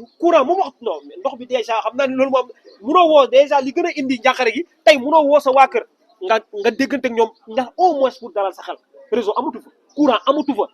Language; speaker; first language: Wolof; non-native, local second language; Soninke